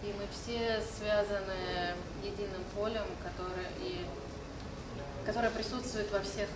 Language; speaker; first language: Russian; native; Russian